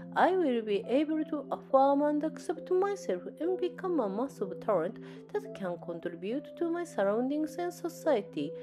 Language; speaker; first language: English; non-native, learner; Japanese